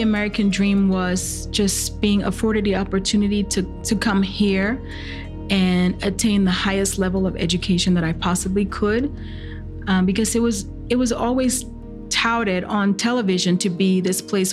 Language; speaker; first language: English; native; English